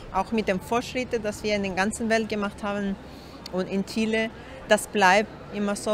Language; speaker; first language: German; non-native, learner; Spanish